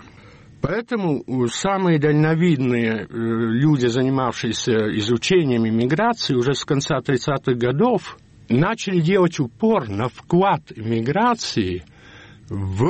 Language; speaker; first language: Russian; early bilingual, heritage; Russian